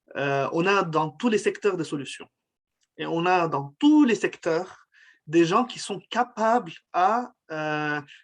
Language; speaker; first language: French; non-native, local second language; Arabic